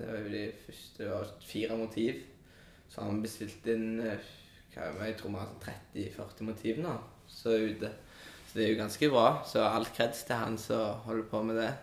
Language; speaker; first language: Norwegian; native; Norwegian